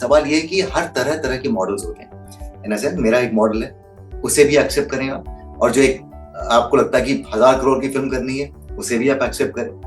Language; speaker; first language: Hindi; native; Hindi